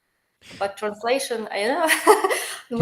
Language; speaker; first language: English; non-native, learner; Ukrainian